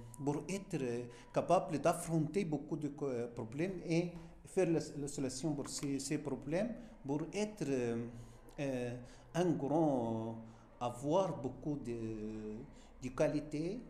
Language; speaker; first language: French; non-native, fluent; Arabic